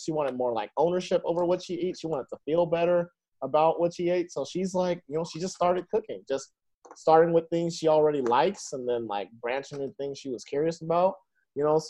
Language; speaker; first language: English; native; English